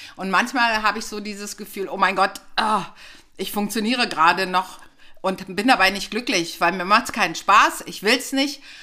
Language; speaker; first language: German; native; German